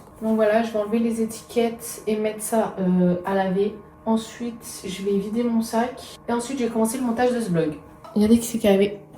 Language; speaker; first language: French; native; French